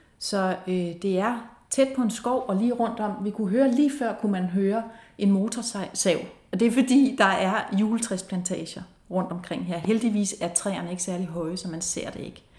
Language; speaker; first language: Danish; native; Danish